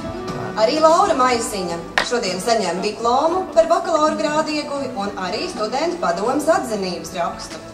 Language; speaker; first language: Latvian; native; Latvian